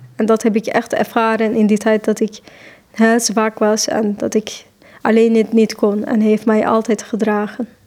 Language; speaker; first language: Dutch; non-native, fluent; Turkish